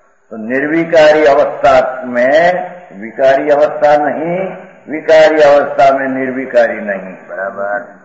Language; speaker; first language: Hindi; non-native, local second language; Gujarati